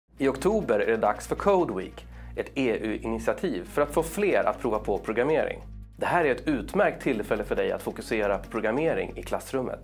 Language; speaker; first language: Swedish; native; Swedish